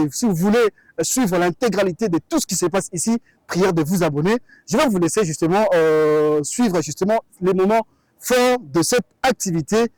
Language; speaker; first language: French; non-native, local second language; Lingala